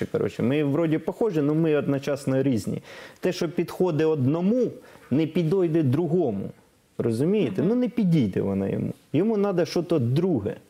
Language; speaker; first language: Ukrainian; non-native, local second language; Russian